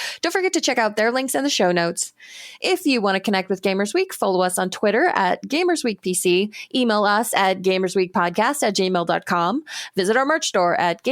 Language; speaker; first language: English; native; English